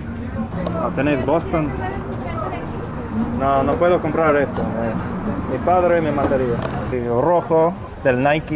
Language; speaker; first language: Spanish; non-native, fluent; English